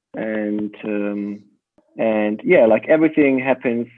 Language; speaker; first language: English; non-native, fluent; German